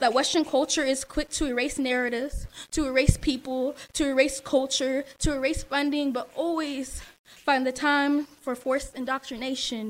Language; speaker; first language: English; native; English